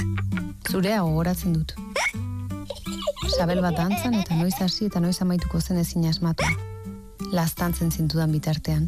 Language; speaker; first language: Basque; native; Basque